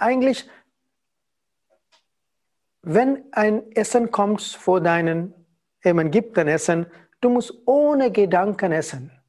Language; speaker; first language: German; non-native, learner; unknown